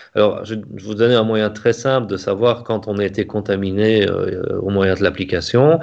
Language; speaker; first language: French; native; French